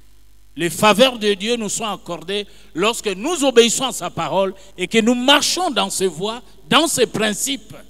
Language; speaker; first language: French; non-native, local second language; Lingala